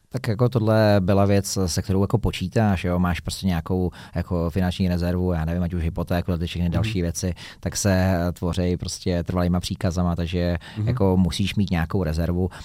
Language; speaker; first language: Czech; native; Czech